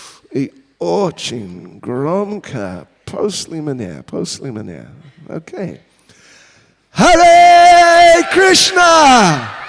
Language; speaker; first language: Russian; non-native, learner; English